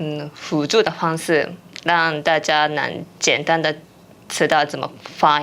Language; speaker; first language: Chinese; non-native, fluent; Japanese